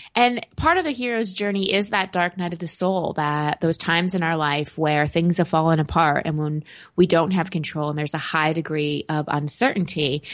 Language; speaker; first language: English; native; English